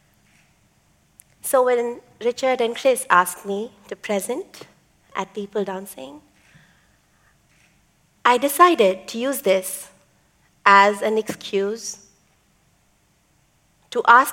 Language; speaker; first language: English; non-native, local second language; Tamil